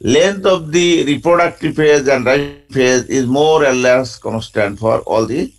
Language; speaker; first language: English; non-native, local second language; Bangla